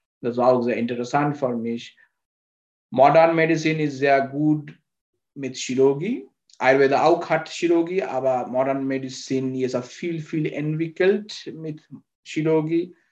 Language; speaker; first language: German; non-native, learner; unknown